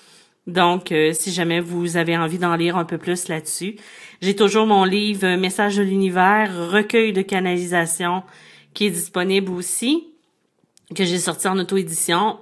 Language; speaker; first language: French; native; French